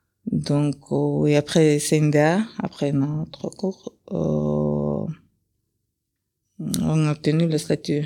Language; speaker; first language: French; non-native, fluent; Kyrgyz